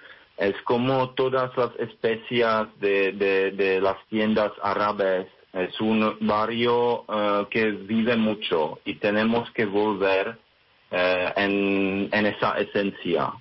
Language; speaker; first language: Spanish; non-native, fluent; Czech